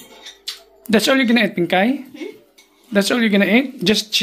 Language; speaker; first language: English; non-native, local second language; Filipino